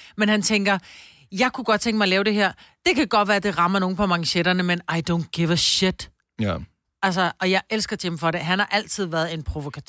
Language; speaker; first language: Danish; native; Danish